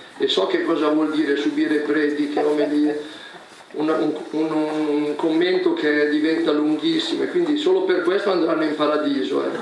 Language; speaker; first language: Italian; native; Italian